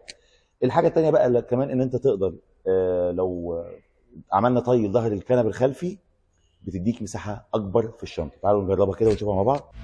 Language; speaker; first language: Arabic; native; Arabic